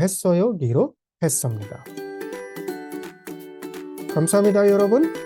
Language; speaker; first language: Korean; non-native, fluent; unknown